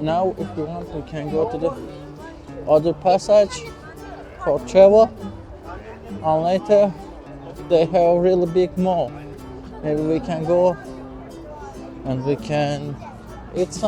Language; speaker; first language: English; non-native, learner; Turkish